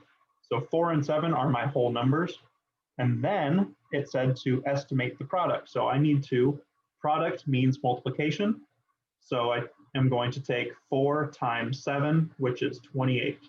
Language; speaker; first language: English; native; English